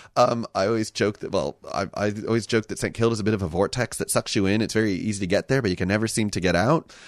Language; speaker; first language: English; native; English